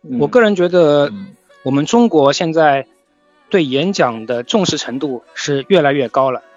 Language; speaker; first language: Chinese; native; Chinese